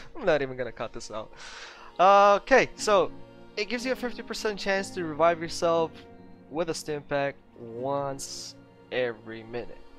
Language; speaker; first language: English; non-native, fluent; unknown